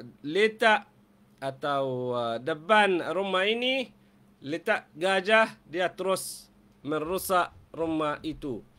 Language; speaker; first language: Malay; non-native, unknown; Arabic